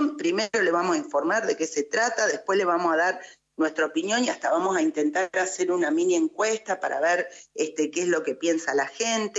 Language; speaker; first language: Spanish; native; Spanish